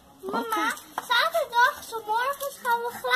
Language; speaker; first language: Dutch; early bilingual, other home language; Indonesian